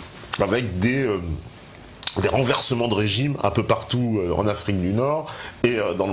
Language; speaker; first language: French; native; French